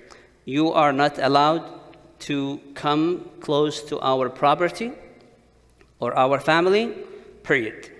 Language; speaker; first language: English; non-native, fluent; Arabic